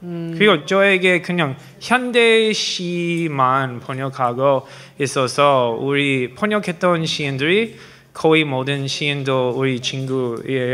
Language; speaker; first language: Korean; non-native, learner; English